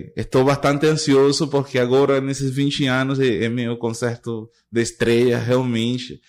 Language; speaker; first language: Portuguese; non-native, fluent; Spanish